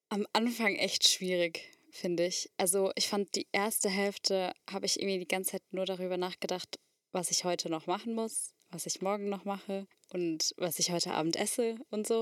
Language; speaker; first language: German; native; German